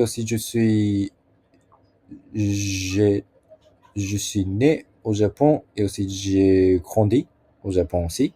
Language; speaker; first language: French; non-native, learner; Japanese